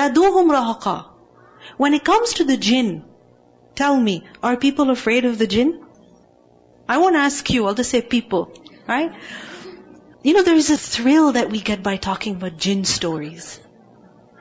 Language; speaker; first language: English; non-native, local second language; Urdu